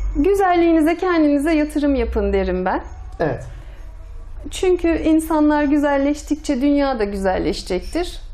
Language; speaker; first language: Turkish; native; Turkish